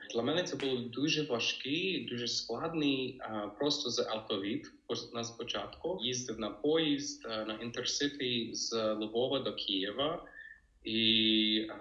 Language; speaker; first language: Ukrainian; non-native, fluent; English